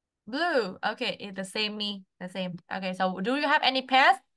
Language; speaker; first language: English; non-native, fluent; Vietnamese